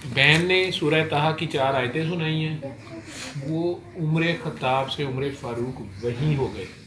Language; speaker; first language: Urdu; non-native, local second language; Punjabi